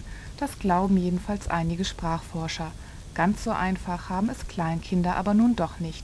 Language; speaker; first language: German; native; German